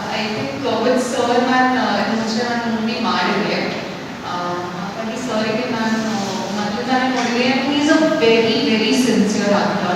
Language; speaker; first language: Kannada; non-native, fluent; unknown